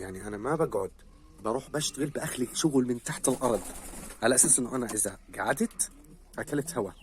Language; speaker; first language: Arabic; native; Arabic